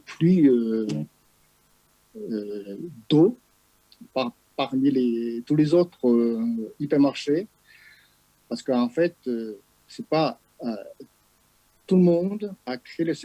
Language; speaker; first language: French; non-native, fluent; Chinese